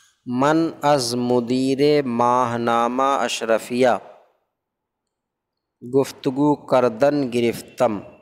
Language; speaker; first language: Persian; non-native, fluent; Urdu